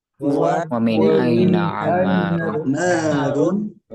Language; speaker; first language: Arabic; non-native, learner; Indonesian